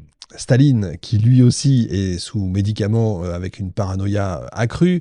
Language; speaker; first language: French; native; French